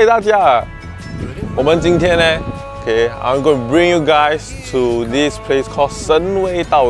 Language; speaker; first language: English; non-native, local second language; Chinese